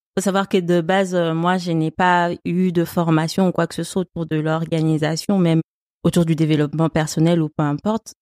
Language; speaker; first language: French; non-native, local second language; Lingala